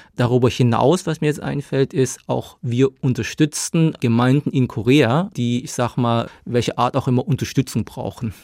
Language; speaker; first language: German; early bilingual, other home language; Korean